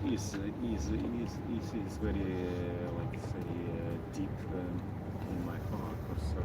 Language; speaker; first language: English; non-native, learner; Russian